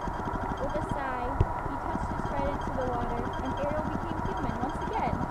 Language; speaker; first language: English; native; English